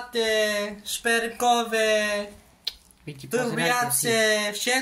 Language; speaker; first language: Slovak; non-native, local second language; Romany